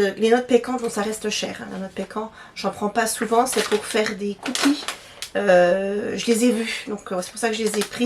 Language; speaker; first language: French; native; French